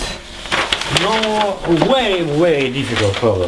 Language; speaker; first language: English; non-native, learner; Russian